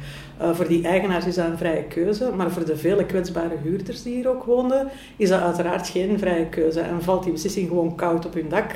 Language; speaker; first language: Dutch; native; Dutch